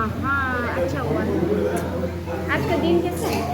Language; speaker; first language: Hindi; non-native, local second language; Tibetan